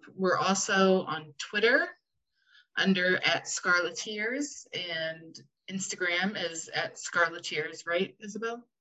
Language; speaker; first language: English; native; English